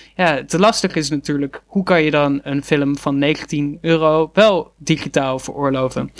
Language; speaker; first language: Dutch; native; Dutch